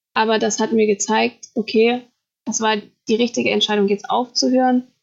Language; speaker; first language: German; native; German